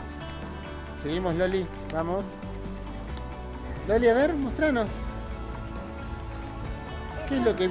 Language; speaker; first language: Spanish; native; Spanish